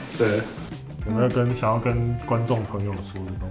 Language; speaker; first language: Chinese; native; Chinese